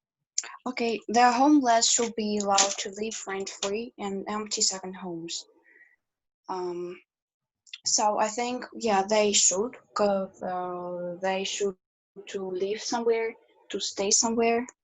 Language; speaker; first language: English; non-native, learner; Russian